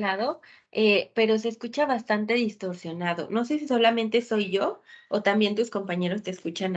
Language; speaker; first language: Spanish; native; Spanish